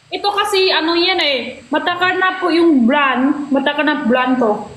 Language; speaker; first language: Filipino; non-native, learner; Korean